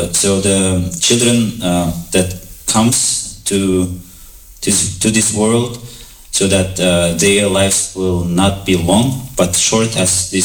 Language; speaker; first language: English; non-native, fluent; Kazakh